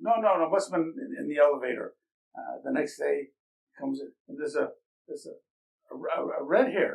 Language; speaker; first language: English; native; English